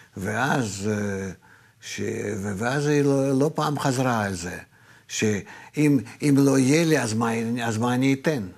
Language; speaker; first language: Hebrew; non-native, fluent; Russian